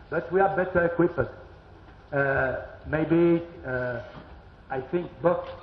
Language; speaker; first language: English; non-native, learner; French